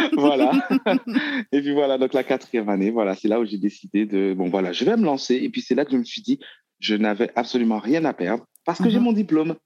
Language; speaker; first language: French; non-native, local second language; Haitian Creole